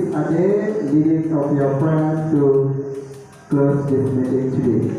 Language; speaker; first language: English; non-native, local second language; Indonesian